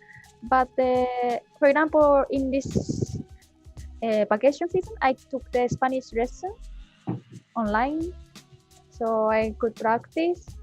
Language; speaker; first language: English; non-native, fluent; Japanese